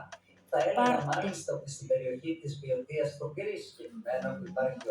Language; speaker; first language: Greek; native; Greek